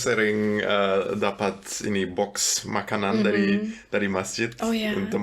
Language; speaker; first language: Indonesian; non-native, fluent; German